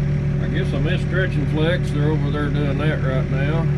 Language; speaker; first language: English; native; English